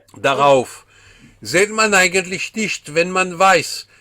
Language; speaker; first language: German; non-native, fluent; French